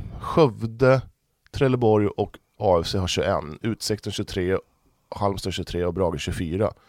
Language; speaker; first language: Swedish; native; Swedish